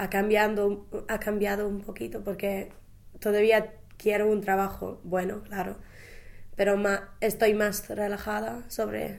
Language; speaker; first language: Spanish; non-native, fluent; English